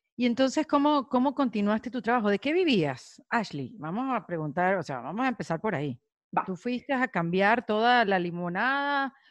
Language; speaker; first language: Spanish; native; Spanish